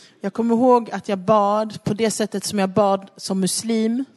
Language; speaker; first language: Swedish; non-native, fluent; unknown